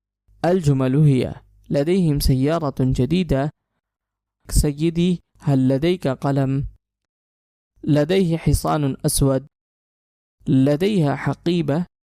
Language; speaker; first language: Arabic; non-native, fluent; Urdu